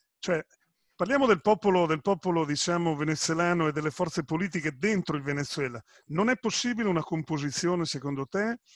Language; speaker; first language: Italian; native; Italian